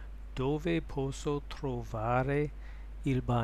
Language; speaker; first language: Italian; non-native, learner; English